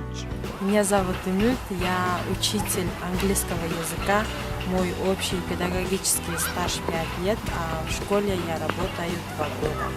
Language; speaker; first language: Russian; non-native, local second language; Kyrgyz